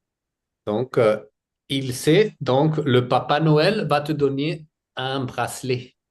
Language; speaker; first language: French; non-native, fluent; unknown